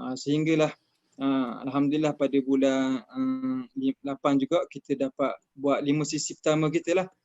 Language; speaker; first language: Malay; native; Malay